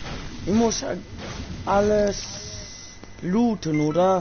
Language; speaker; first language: German; non-native, learner; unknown